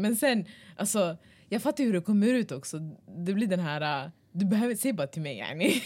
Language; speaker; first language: Swedish; early bilingual, other home language; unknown